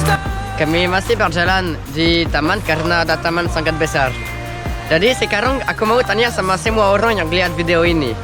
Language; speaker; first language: Indonesian; non-native, learner; French